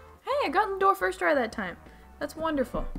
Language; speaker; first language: English; native; English